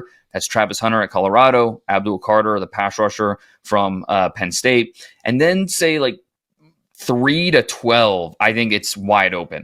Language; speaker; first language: English; native; English